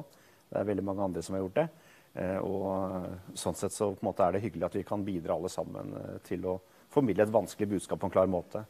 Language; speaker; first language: Norwegian; native; Norwegian